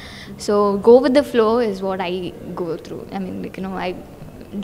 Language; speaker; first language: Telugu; non-native, learner; Tamil